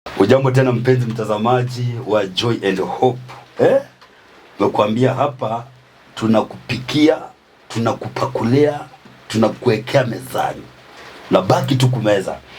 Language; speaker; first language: Swahili; native; Swahili